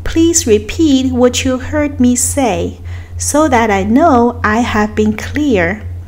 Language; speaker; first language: English; non-native, fluent; Chinese